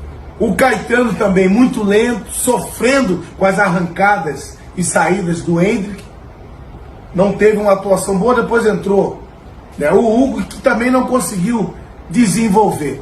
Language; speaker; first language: Portuguese; native; Portuguese